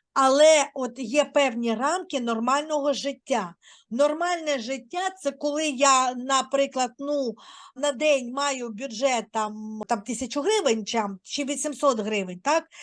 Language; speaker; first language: Ukrainian; native; Ukrainian